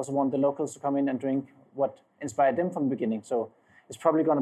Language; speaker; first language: English; non-native, fluent; Danish